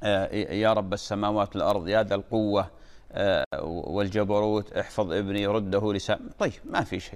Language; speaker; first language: Arabic; native; Arabic